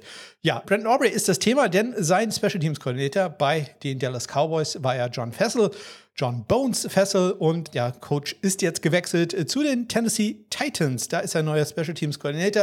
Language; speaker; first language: German; native; German